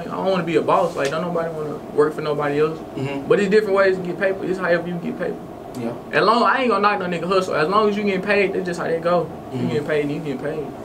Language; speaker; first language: English; native; English